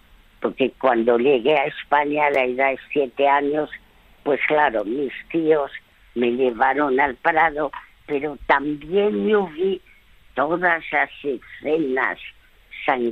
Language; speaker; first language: Spanish; early bilingual, other home language; French